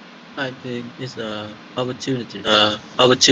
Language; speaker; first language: English; non-native, learner; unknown